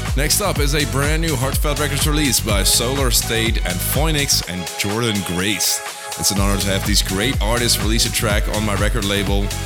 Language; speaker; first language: English; non-native, fluent; Dutch